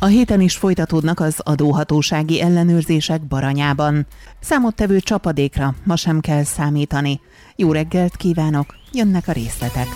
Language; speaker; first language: Hungarian; native; Hungarian